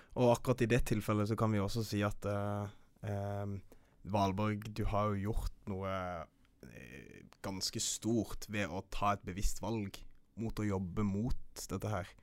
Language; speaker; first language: Norwegian; early bilingual, other home language; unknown